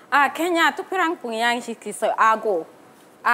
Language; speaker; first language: Korean; non-native, learner; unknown